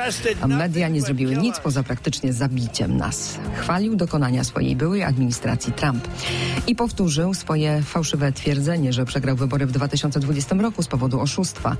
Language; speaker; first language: Polish; native; Polish